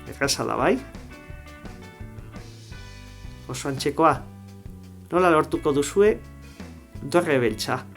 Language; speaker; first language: Basque; non-native, local second language; Spanish